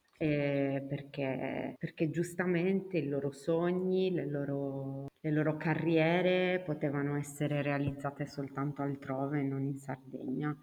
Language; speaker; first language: Italian; native; Italian